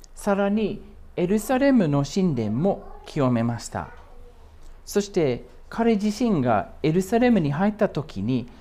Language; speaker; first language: Japanese; non-native, fluent; English